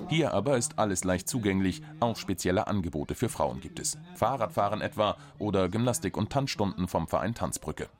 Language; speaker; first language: German; native; German